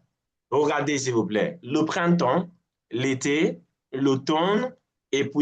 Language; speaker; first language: French; non-native, fluent; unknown